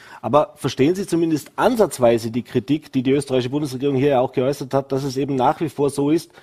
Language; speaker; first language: German; native; German